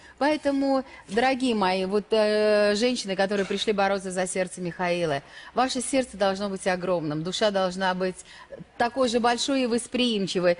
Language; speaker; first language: Russian; native; Russian